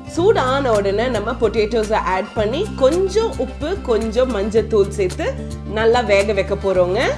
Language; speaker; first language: Tamil; non-native, local second language; English